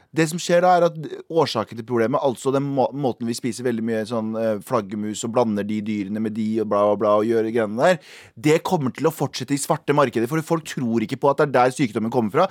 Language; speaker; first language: Norwegian; early bilingual, other home language; Kurdish